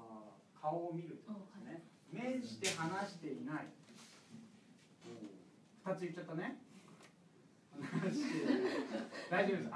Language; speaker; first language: Japanese; native; Japanese